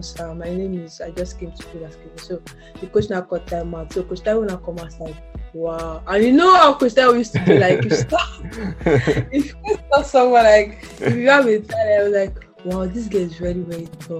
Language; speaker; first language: English; non-native, local second language; Yoruba